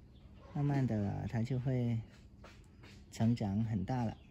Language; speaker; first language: Cantonese; native; Cantonese